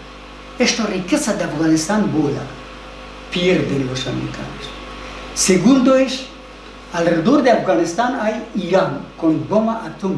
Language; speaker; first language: Spanish; non-native, learner; Persian